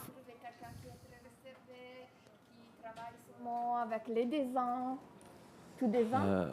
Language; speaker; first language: French; non-native, learner; Italian